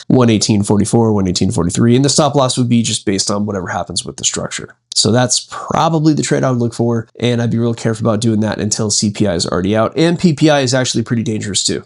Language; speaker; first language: English; native; English